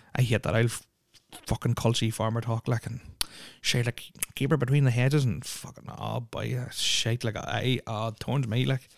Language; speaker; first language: English; native; English